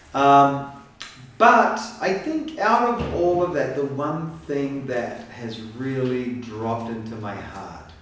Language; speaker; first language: English; native; English